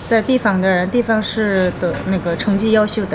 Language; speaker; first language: Chinese; non-native, fluent; Korean